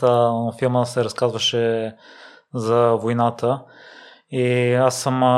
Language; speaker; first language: Bulgarian; native; Bulgarian